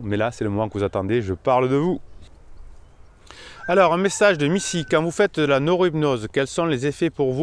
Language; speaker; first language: French; native; French